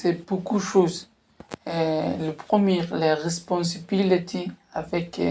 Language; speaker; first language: French; non-native, learner; Somali